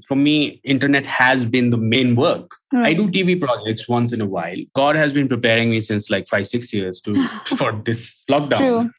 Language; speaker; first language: English; non-native, local second language; Hindi